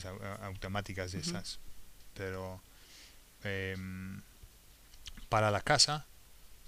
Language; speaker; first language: Spanish; non-native, fluent; English